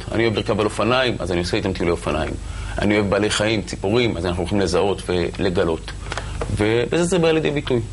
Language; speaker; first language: Hebrew; native; Hebrew